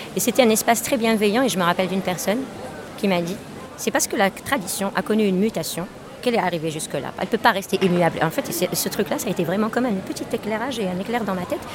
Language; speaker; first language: French; non-native, local second language; Arabic